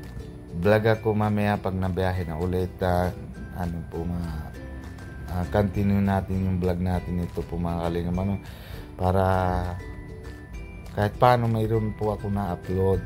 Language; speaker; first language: Filipino; non-native, learner; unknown